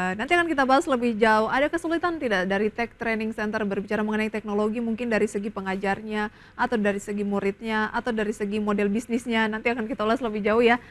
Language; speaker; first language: Indonesian; native; Indonesian